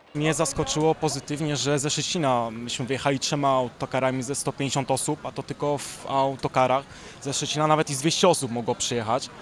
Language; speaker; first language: Polish; native; Polish